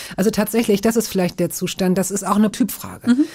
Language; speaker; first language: German; native; German